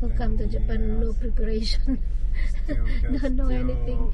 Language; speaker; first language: English; non-native, learner; Indonesian